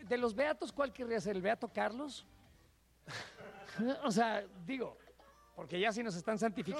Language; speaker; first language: Spanish; native; Spanish